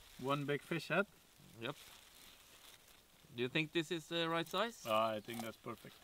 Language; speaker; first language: English; non-native, fluent; Swedish